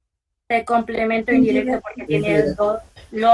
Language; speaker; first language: Spanish; native; Spanish